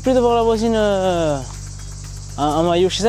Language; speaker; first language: French; native; French